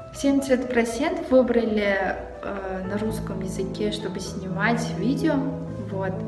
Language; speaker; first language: Russian; non-native, local second language; Uzbek